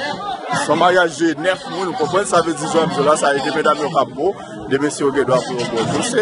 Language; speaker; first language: French; non-native, local second language; Haitian Creole